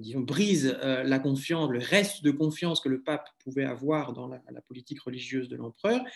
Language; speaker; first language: French; native; French